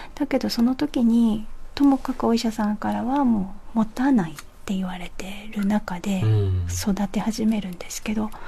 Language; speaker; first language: Japanese; native; Japanese